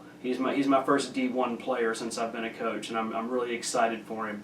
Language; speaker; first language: English; native; English